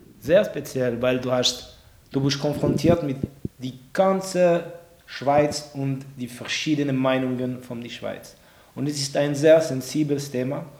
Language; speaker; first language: German; non-native, local second language; French